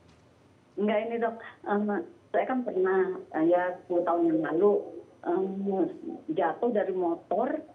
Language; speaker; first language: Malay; non-native, local second language; Sundanese